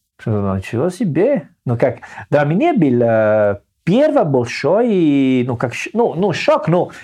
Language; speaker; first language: Russian; non-native, learner; Italian